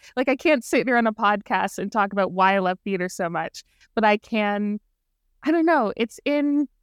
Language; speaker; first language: English; native; English